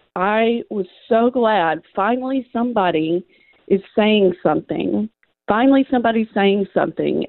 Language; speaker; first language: English; native; English